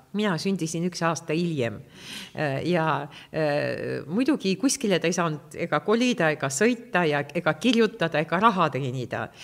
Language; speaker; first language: Estonian; non-native, local second language; Russian